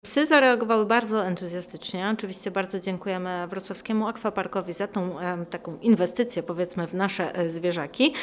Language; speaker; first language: Polish; native; Polish